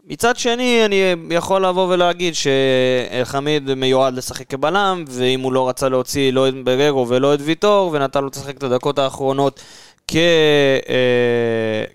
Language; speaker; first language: Hebrew; native; Hebrew